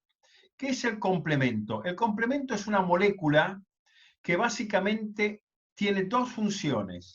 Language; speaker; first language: Spanish; native; Spanish